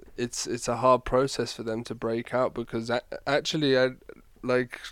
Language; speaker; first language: English; native; English